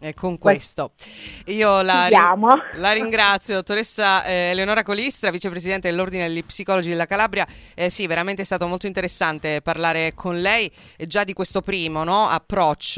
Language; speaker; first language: Italian; native; Italian